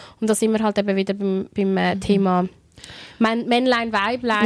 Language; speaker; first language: German; native; German